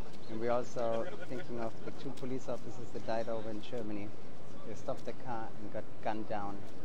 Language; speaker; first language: English; non-native, fluent; German